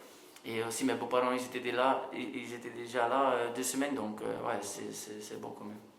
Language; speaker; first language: French; non-native, local second language; Dutch